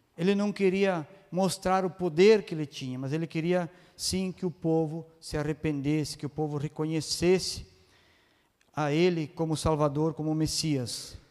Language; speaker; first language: Portuguese; native; Portuguese